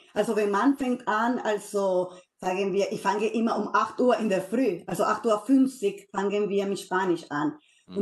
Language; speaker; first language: German; non-native, fluent; Spanish